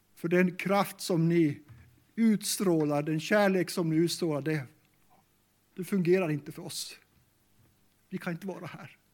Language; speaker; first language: Swedish; native; Swedish